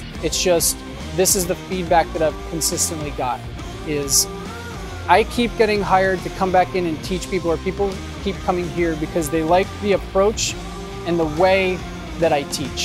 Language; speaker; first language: English; native; English